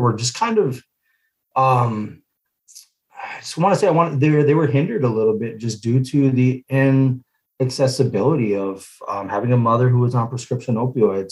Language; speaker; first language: English; native; English